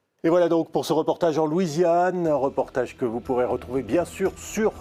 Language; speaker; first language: French; native; French